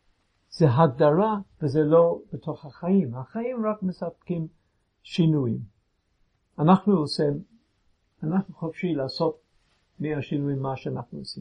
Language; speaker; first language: Hebrew; non-native, fluent; English